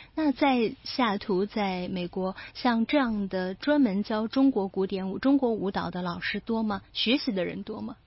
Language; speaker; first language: Chinese; native; Chinese